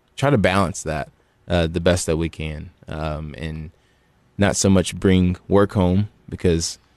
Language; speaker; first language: English; native; English